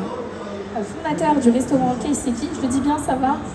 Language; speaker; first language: French; native; French